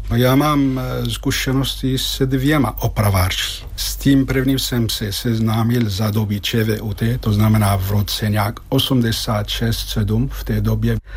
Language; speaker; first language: Czech; non-native, fluent; Arabic